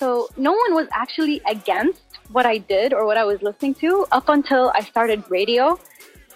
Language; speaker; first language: English; non-native, fluent; Arabic